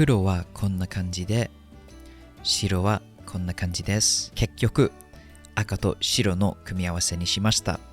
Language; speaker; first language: Japanese; non-native, fluent; English